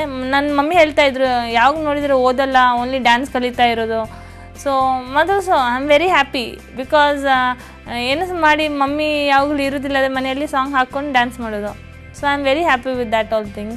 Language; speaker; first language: Kannada; non-native, local second language; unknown